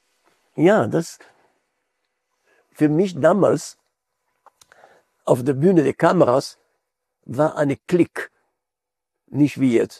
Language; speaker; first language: German; non-native, fluent; Hebrew